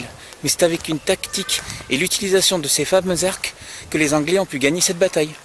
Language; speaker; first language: French; native; French